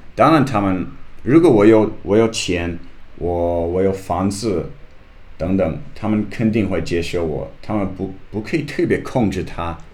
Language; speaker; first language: Chinese; non-native, learner; English